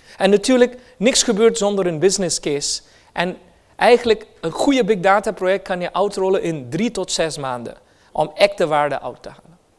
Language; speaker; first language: Dutch; non-native, fluent; Hindi